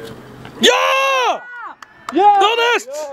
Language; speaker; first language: Dutch; native; Dutch